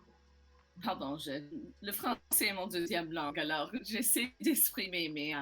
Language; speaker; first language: French; non-native, learner; English